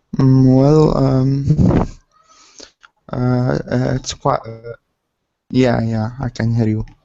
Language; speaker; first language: English; non-native, learner; Arabic